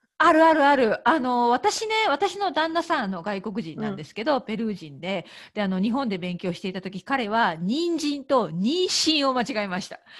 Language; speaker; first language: Japanese; native; Japanese